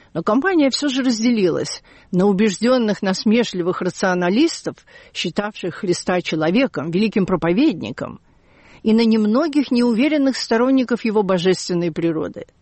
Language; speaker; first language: Russian; native; Russian